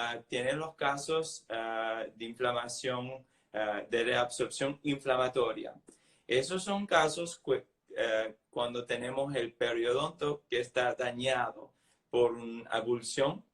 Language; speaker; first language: Spanish; non-native, fluent; English